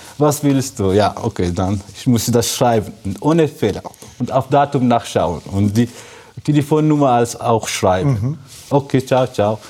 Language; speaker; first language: German; non-native, learner; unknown